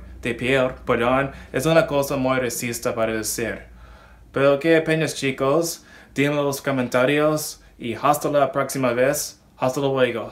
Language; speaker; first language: Spanish; non-native, learner; English